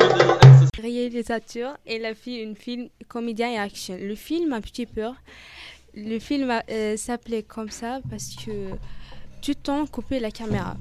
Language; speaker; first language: French; non-native, learner; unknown